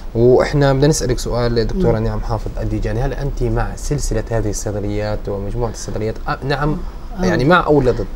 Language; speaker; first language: Arabic; native; Arabic